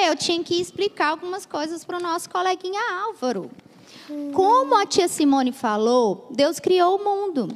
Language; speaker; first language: Portuguese; native; Portuguese